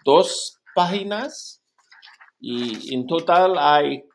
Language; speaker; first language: Spanish; non-native, learner; English